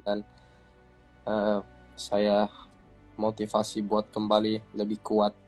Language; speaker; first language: Indonesian; early bilingual, heritage; English